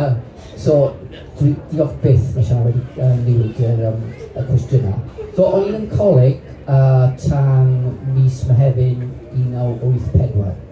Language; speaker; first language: Welsh; non-native, local second language; English